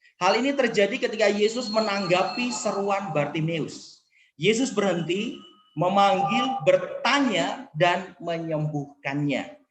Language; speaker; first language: Indonesian; native; Indonesian